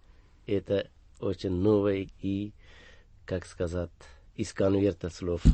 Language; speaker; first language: Russian; non-native, learner; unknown